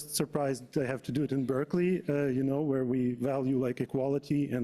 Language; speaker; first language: English; non-native, fluent; Ukrainian